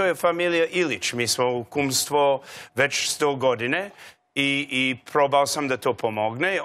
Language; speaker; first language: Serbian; non-native, learner; English